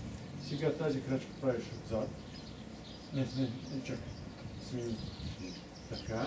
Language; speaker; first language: Bulgarian; non-native, learner; Russian